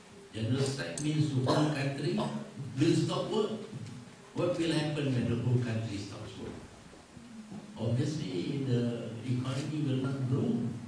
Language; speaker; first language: English; non-native, local second language; Malay